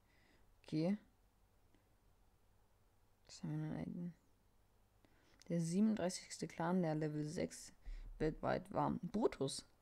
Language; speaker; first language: German; native; German